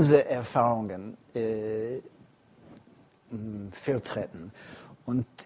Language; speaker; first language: German; non-native, fluent; English